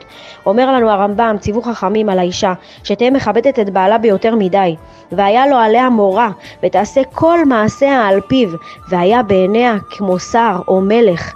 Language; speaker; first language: Hebrew; native; Hebrew